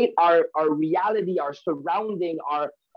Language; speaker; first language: English; non-native, fluent; French